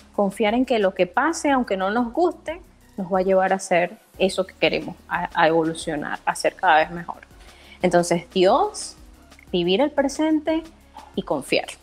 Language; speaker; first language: Spanish; native; Spanish